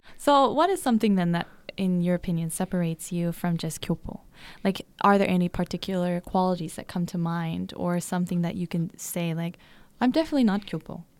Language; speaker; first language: English; native; English